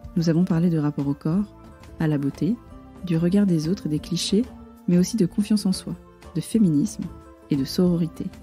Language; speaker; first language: French; native; French